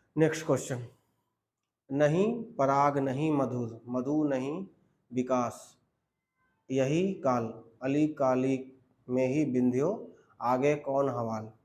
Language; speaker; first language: Hindi; native; Hindi